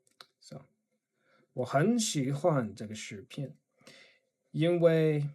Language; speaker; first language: Chinese; non-native, learner; English